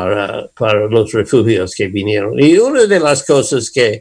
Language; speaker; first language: Spanish; non-native, learner; English